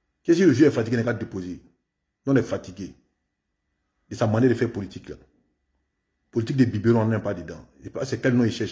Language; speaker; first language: French; native; French